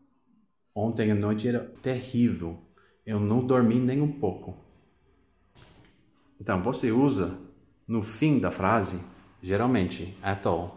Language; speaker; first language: Portuguese; non-native, fluent; English